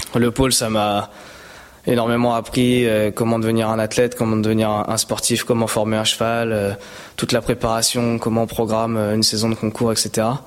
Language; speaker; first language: French; native; French